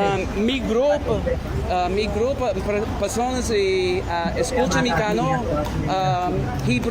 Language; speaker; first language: Spanish; non-native, learner; English